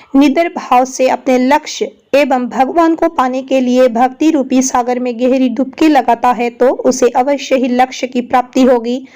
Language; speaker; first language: Hindi; non-native, local second language; Assamese